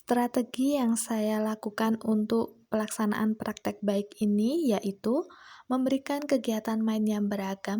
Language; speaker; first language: Indonesian; native; Indonesian